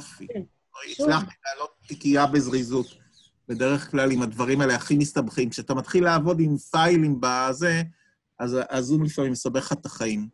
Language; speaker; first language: Hebrew; native; Hebrew